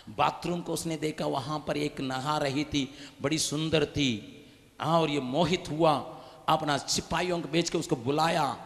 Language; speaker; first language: Hindi; non-native, local second language; Tamil